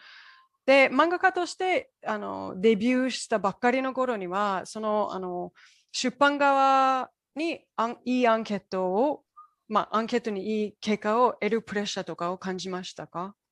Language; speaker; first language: Japanese; non-native, fluent; English